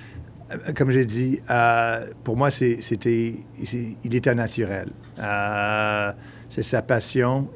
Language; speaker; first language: French; non-native, local second language; English